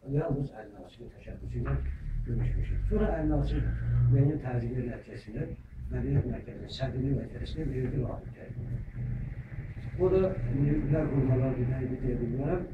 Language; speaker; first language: Azerbaijani; non-native, local second language; Talysh